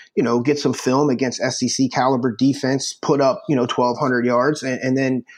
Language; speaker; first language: English; native; English